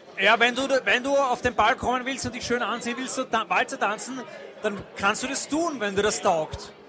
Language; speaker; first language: German; native; German